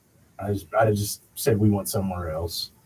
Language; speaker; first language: English; native; English